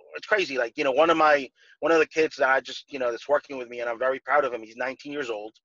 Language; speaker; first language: English; non-native, fluent; Spanish